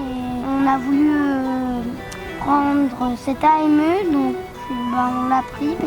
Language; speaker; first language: French; native; French